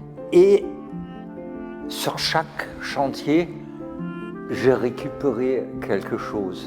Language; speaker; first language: French; non-native, fluent; German